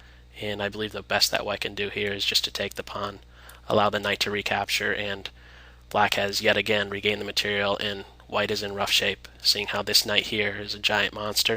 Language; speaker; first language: English; native; English